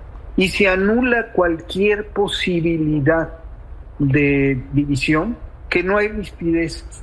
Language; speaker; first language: Spanish; native; Spanish